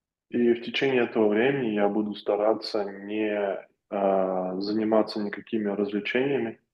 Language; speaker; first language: Russian; native; Russian